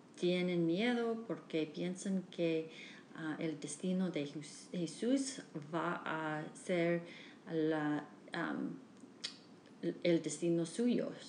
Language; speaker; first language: Spanish; non-native, learner; English